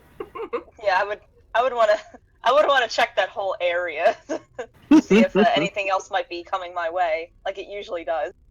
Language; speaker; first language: English; native; English